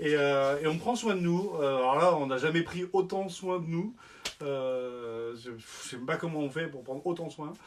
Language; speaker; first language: French; native; French